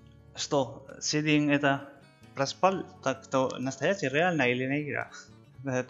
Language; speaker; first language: Russian; non-native, learner; Spanish